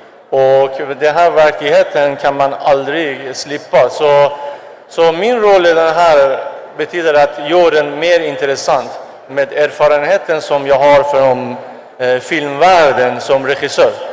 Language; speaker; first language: Swedish; non-native, fluent; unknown